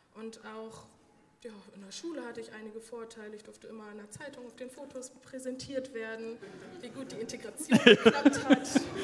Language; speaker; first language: German; native; German